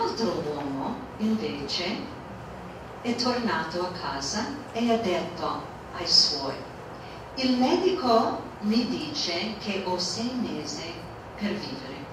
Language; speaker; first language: Italian; non-native, fluent; English